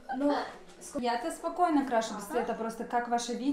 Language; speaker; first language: Russian; non-native, local second language; Uzbek